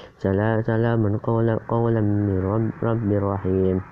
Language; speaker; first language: Arabic; non-native, learner; Indonesian